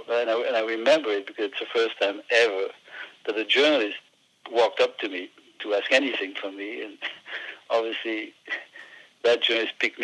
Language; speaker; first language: English; non-native, fluent; French